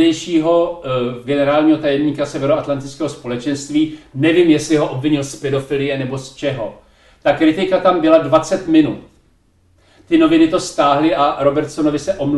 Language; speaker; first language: Czech; native; Czech